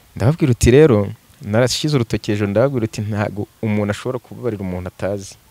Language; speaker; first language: Kinyarwanda; native; Kinyarwanda